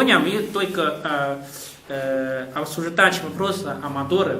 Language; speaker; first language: Russian; non-native, learner; Chinese